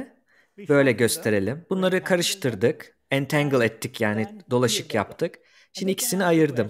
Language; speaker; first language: Turkish; native; Turkish